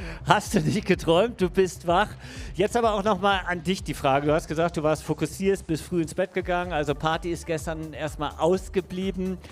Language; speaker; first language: German; native; German